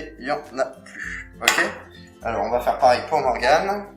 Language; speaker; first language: French; native; French